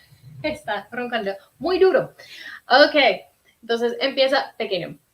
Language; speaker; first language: Spanish; early bilingual, heritage; Spanish